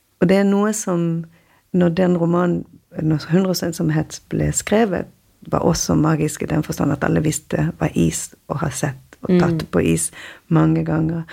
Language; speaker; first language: Norwegian; non-native, fluent; Spanish